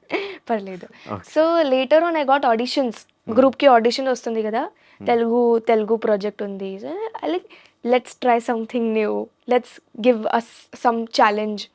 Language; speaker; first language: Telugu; non-native, learner; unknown